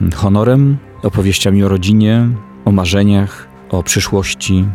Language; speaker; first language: Polish; native; Polish